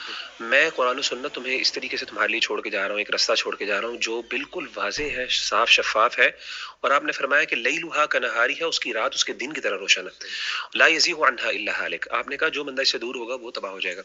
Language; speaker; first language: Urdu; native; Urdu